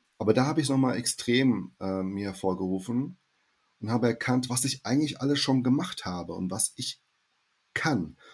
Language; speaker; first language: German; early bilingual, heritage; German